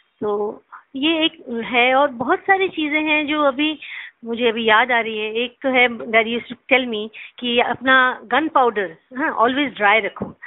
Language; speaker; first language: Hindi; non-native, local second language; Bangla